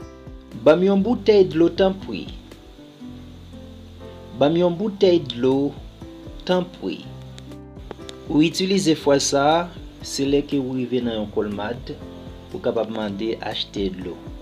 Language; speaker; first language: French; non-native, local second language; Haitian Creole